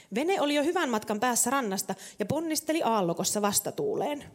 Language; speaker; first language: Finnish; native; Finnish